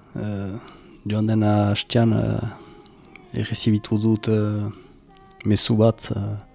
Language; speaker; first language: Basque; non-native, local second language; French